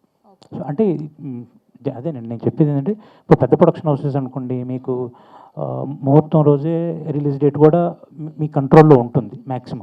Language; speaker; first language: Telugu; native; Telugu